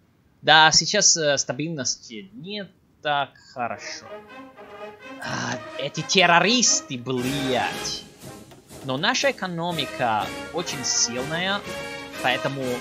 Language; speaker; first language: Russian; non-native, learner; English